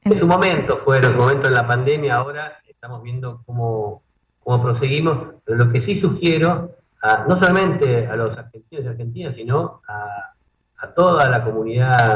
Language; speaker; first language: Spanish; native; Spanish